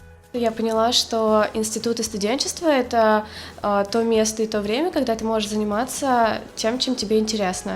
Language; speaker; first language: Russian; native; Russian